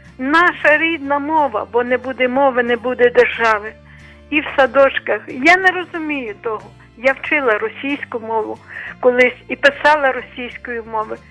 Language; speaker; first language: Ukrainian; native; Ukrainian